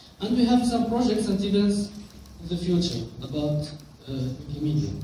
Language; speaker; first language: English; non-native, local second language; Arabic